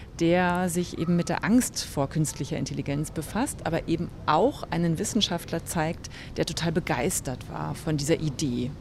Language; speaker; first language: German; native; German